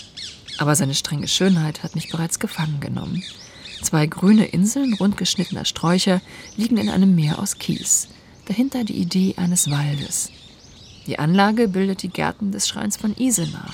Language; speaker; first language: German; native; German